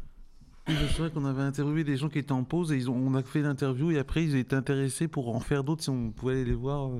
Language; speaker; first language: French; native; French